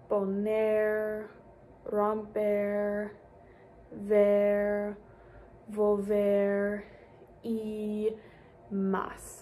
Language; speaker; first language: Spanish; non-native, learner; English